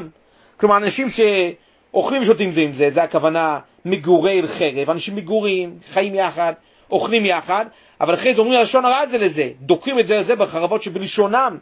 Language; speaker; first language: Hebrew; native; Hebrew